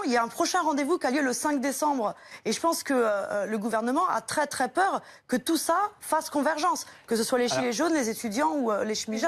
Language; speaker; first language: French; native; French